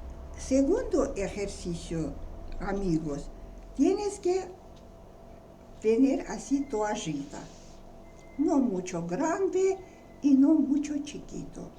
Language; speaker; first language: Spanish; non-native, learner; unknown